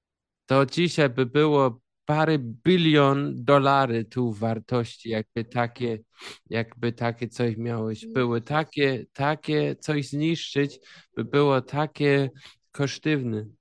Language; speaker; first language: Polish; early bilingual, heritage; Polish